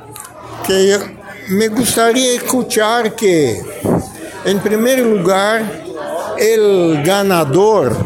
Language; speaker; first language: Spanish; non-native, learner; Portuguese